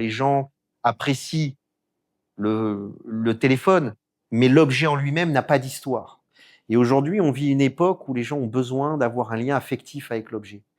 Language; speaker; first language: French; native; French